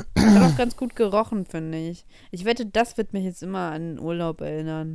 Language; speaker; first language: German; early bilingual, other home language; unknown